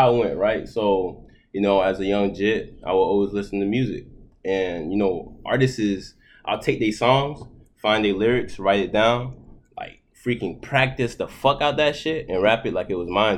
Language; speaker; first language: English; early bilingual, other home language; Haitian Creole